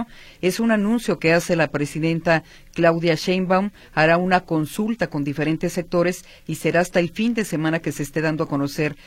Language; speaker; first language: Spanish; native; Spanish